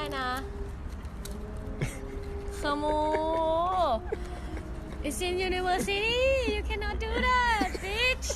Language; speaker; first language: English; non-native, learner; Thai